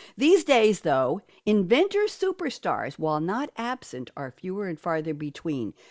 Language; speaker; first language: English; native; English